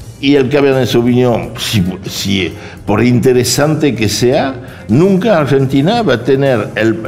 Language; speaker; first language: Spanish; non-native, fluent; French